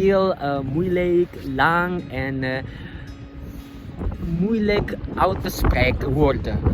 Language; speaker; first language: Dutch; non-native, learner; Indonesian